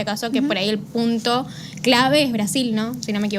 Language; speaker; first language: Spanish; native; Spanish